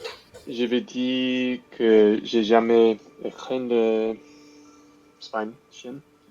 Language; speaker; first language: French; non-native, learner; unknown